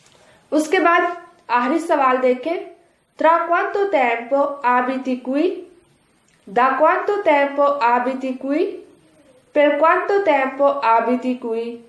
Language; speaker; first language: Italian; non-native, fluent; Urdu